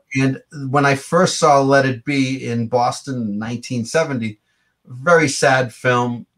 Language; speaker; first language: English; native; English